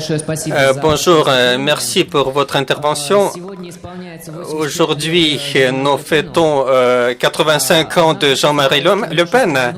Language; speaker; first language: French; non-native, fluent; Russian